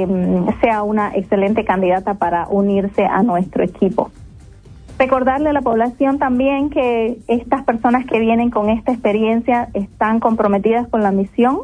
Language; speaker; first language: Spanish; native; Spanish